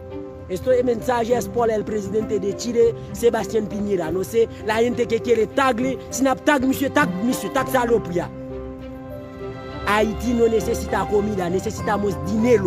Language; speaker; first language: Spanish; non-native, learner; Haitian Creole